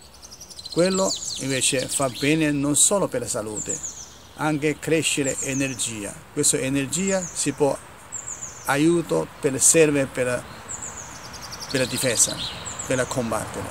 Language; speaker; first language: Italian; non-native, learner; Chinese